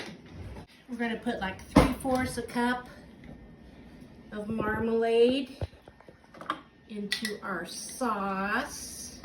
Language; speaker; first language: English; native; English